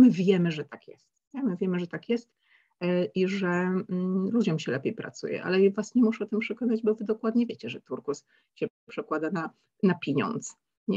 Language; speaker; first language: Polish; native; Polish